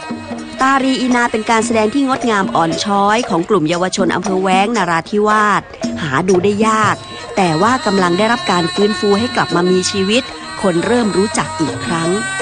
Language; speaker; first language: Thai; native; Thai